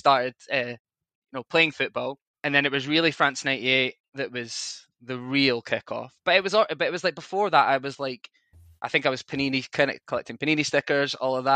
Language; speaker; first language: English; native; English